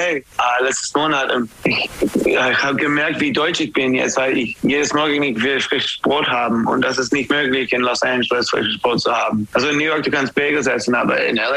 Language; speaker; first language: German; non-native, learner; English